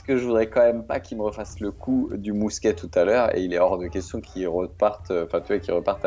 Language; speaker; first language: French; native; French